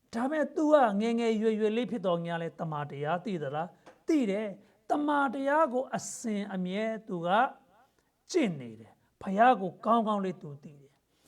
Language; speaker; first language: Burmese; non-native, local second language; Hakha Chin